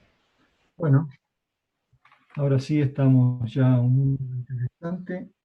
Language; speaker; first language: Spanish; native; Spanish